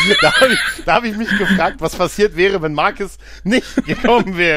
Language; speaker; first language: German; native; German